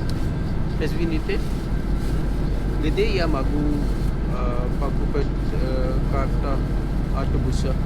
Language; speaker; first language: Russian; non-native, learner; Turkish